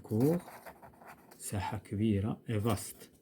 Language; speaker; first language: French; non-native, local second language; Arabic